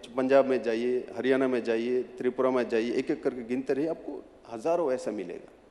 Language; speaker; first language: Hindi; non-native, local second language; Bangla